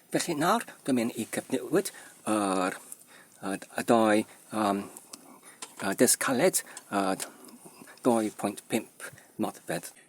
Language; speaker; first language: Welsh; non-native, learner; Polish